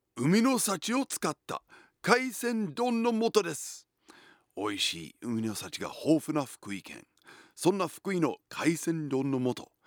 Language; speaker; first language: Japanese; non-native, fluent; English